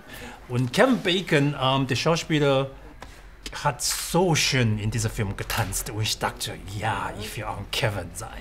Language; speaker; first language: German; non-native, fluent; Chinese